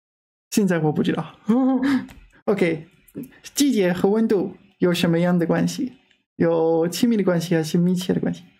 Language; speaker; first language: Chinese; non-native, fluent; English